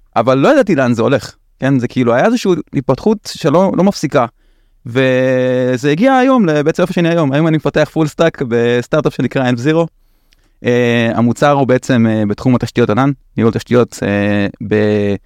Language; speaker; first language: Hebrew; native; Hebrew